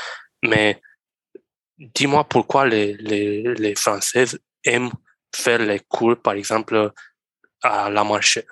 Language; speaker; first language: French; non-native, learner; Romanian